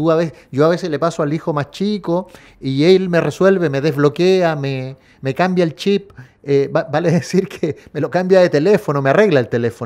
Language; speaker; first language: Spanish; native; Spanish